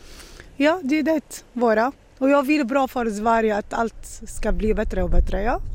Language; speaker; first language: Swedish; non-native, learner; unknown